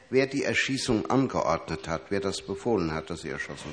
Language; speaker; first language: German; native; German